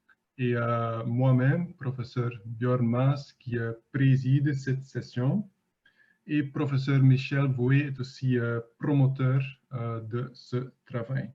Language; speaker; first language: French; non-native, fluent; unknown